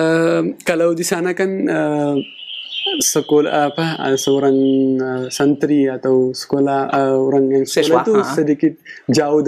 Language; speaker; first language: Indonesian; non-native, fluent; Pashto